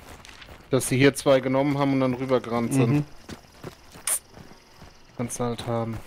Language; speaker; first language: German; native; German